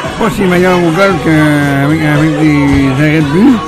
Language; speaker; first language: French; native; French